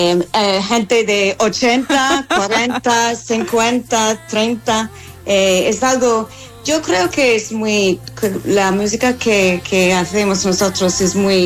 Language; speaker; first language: Spanish; non-native, fluent; English